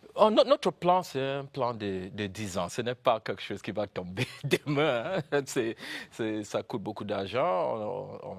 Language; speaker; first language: French; non-native, local second language; English